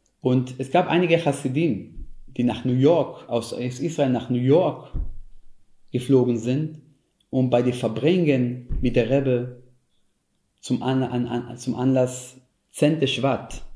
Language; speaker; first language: German; non-native, fluent; Hebrew